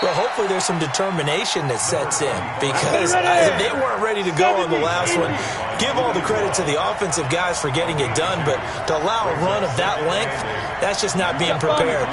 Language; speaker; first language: English; native; English